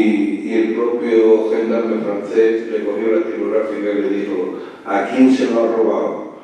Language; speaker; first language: Spanish; native; Spanish